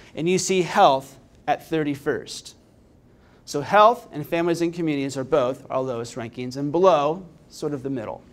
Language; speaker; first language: English; native; English